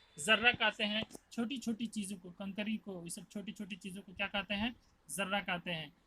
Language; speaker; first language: Urdu; native; Urdu